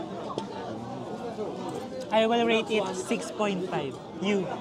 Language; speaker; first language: English; non-native, learner; Filipino